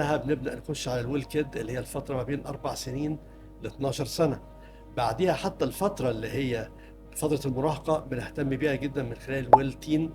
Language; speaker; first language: Arabic; native; Arabic